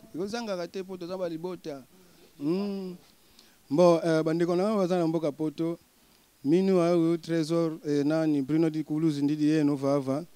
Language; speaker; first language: Lingala; non-native, local second language; Kongo